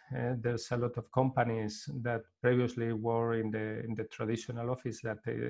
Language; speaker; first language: English; non-native, learner; Spanish